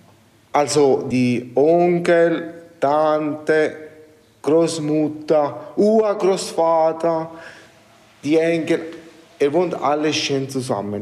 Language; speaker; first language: German; non-native, learner; Italian